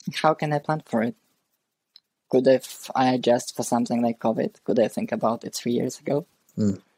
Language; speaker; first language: English; non-native, fluent; Russian